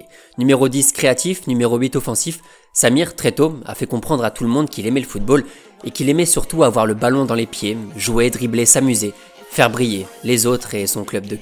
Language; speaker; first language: French; native; French